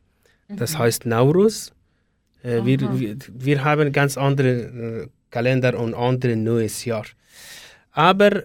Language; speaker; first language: German; non-native, learner; Persian